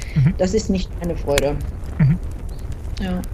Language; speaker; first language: German; non-native, fluent; Norwegian